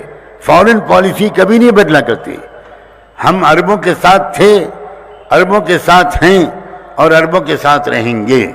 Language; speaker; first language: Urdu; native; Urdu